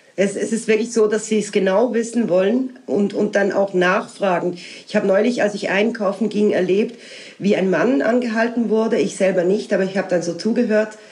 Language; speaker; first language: German; native; German